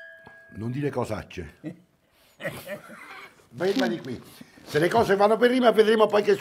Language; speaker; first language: Italian; native; Italian